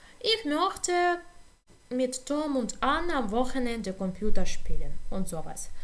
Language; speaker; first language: German; non-native, fluent; Ukrainian